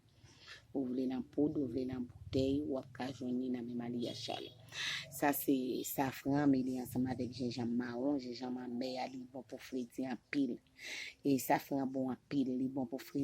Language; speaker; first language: French; non-native, local second language; Haitian Creole